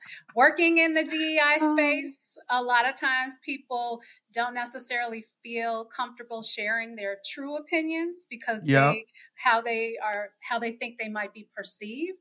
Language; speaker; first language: English; native; English